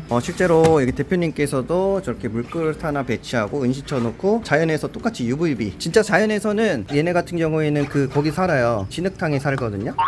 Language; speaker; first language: Korean; native; Korean